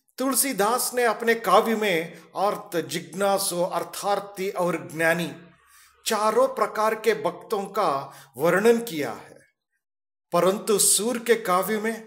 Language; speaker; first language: Hindi; non-native, local second language; Kannada